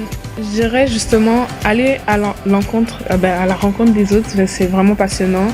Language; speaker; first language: French; native; French